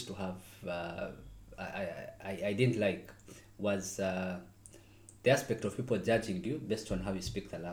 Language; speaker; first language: English; non-native, local second language; Nyankole